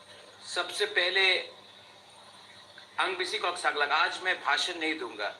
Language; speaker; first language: Hindi; non-native, local second language; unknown